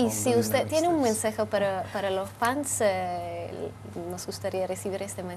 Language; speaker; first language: Spanish; non-native, fluent; Turkish